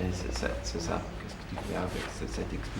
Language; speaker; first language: French; non-native, learner; English